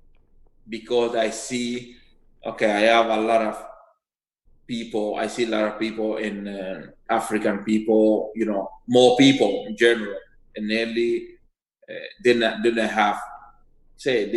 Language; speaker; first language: English; non-native, learner; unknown